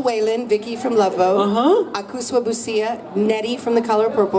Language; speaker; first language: English; native; English